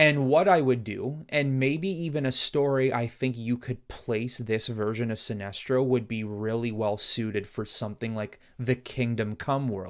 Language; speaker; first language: English; native; English